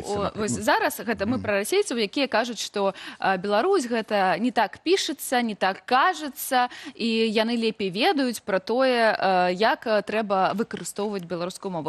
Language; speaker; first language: Belarusian; native; Belarusian